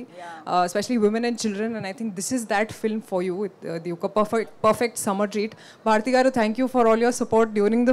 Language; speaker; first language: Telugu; non-native, local second language; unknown